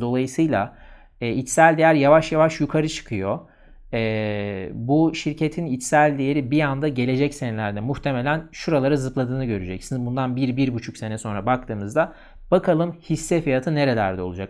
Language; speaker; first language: Turkish; native; Turkish